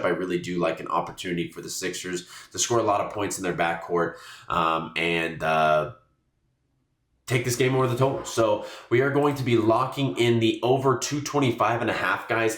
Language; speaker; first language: English; native; English